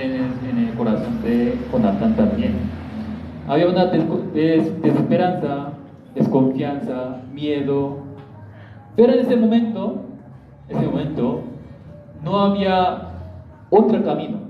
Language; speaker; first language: Spanish; non-native, learner; Korean